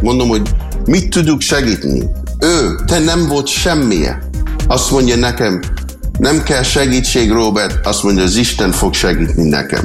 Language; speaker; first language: Hungarian; early bilingual, heritage; English